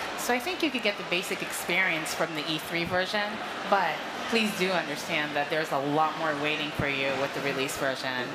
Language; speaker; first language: English; non-native, fluent; Japanese